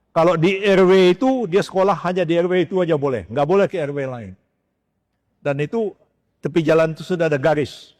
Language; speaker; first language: Indonesian; native; Indonesian